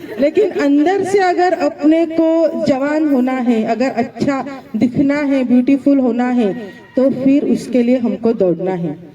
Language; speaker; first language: Hindi; non-native, local second language; Marathi